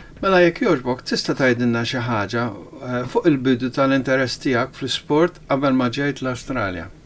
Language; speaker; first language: Maltese; early bilingual, heritage; Maltese